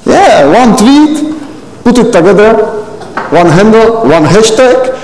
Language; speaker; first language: English; non-native, fluent; Czech